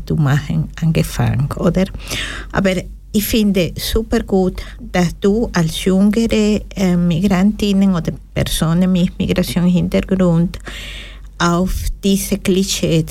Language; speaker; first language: German; non-native, learner; Spanish